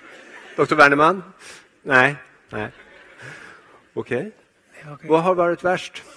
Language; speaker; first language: Swedish; native; Swedish